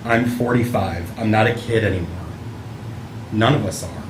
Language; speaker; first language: English; early bilingual, other home language; Italian